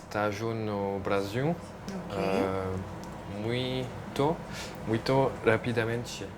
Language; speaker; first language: Portuguese; non-native, learner; French